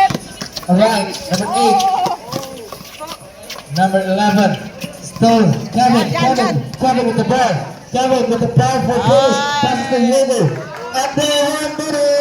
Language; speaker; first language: English; non-native, local second language; Indonesian